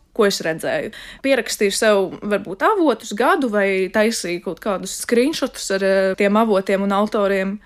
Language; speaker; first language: Latvian; non-native, local second language; Russian